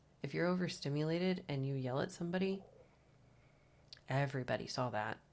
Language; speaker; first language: English; native; English